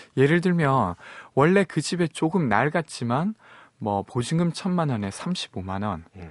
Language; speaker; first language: Korean; native; Korean